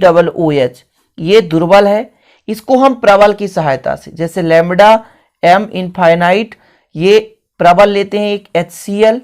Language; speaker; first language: Hindi; native; Hindi